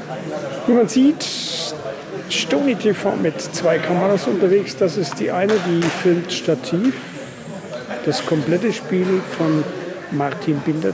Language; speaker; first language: German; native; German